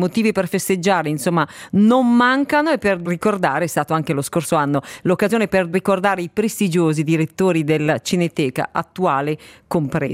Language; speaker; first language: Italian; native; Italian